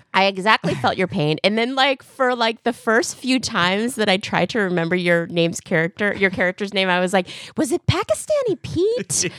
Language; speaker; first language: English; early bilingual, other home language; Korean